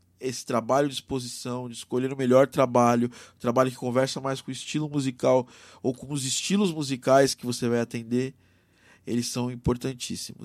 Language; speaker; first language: Portuguese; native; Portuguese